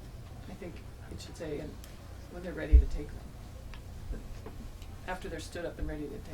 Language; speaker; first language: English; native; English